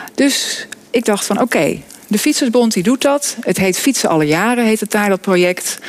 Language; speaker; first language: Dutch; native; Dutch